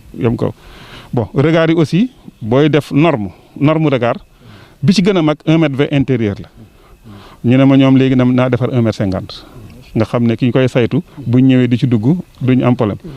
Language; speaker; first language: Wolof; native; Wolof